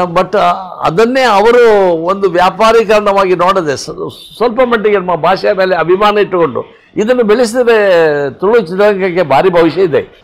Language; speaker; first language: Kannada; non-native, local second language; Tulu